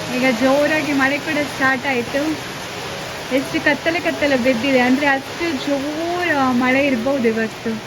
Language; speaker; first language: Kannada; non-native, local second language; Konkani